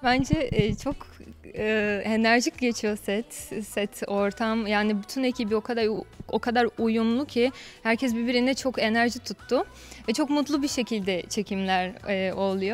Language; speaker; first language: Turkish; non-native, fluent; Portuguese